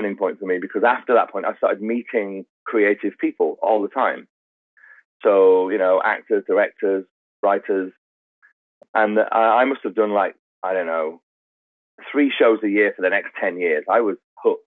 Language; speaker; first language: English; native; English